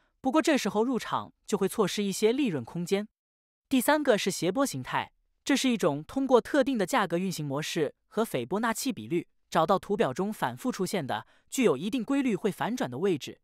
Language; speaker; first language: Chinese; native; Chinese